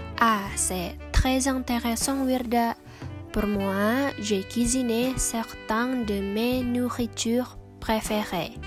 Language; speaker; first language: French; non-native, learner; Indonesian